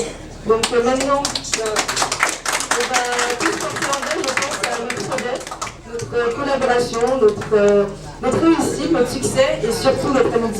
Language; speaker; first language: French; native; French